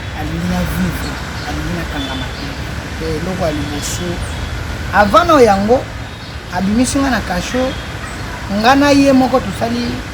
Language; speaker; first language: Lingala; native; Lingala